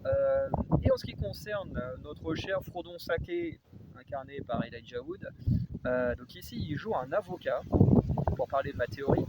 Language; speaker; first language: French; native; French